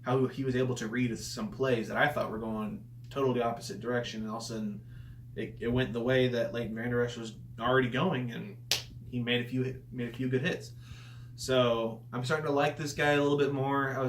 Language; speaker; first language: English; native; English